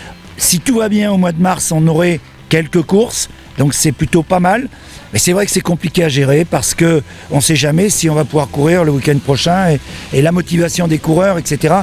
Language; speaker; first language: French; native; French